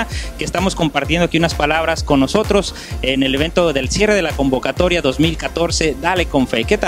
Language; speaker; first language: Spanish; native; Spanish